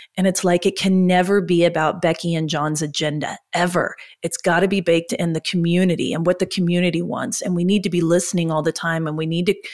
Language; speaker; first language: English; native; English